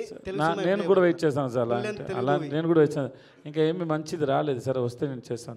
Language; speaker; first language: Telugu; non-native, learner; Tamil